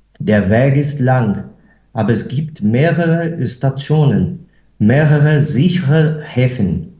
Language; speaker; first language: German; non-native, fluent; Portuguese